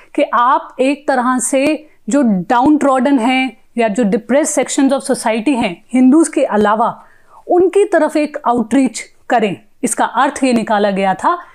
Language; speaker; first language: Hindi; native; Hindi